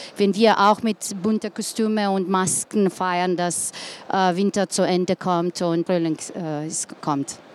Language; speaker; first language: German; non-native, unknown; Slovenian